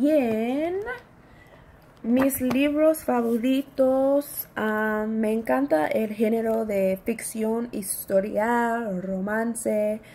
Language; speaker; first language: Spanish; non-native, learner; English